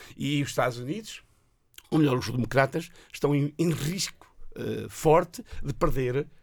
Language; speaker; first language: Portuguese; native; Portuguese